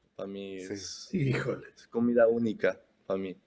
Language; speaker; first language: Spanish; early bilingual, heritage; Spanish